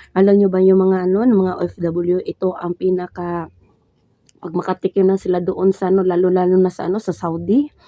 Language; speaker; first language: Filipino; non-native, local second language; Cebuano